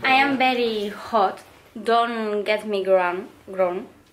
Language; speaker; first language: English; non-native, learner; Spanish